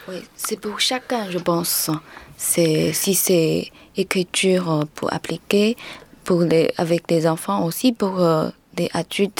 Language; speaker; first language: French; non-native, learner; Chinese